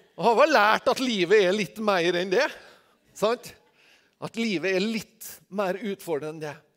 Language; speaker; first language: Norwegian; native; Norwegian